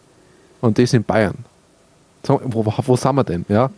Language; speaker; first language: German; native; German